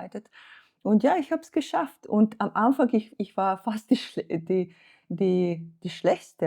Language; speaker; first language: German; non-native, fluent; Slovenian